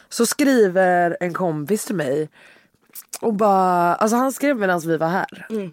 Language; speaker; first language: Swedish; native; Swedish